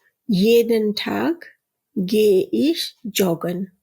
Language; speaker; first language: German; non-native, fluent; Urdu